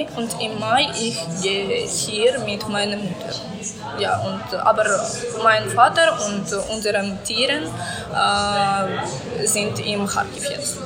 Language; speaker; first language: German; non-native, learner; Ukrainian